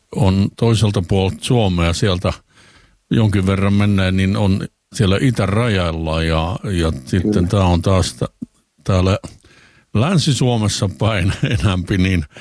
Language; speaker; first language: Finnish; native; Finnish